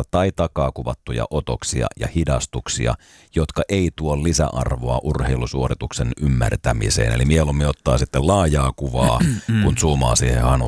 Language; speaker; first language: Finnish; native; Finnish